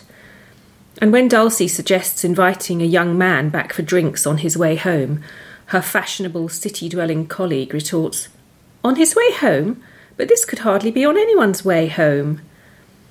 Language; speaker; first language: English; native; English